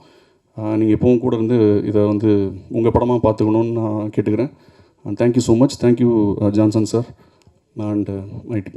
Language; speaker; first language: Tamil; native; Tamil